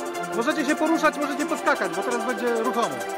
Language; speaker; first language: Polish; native; Polish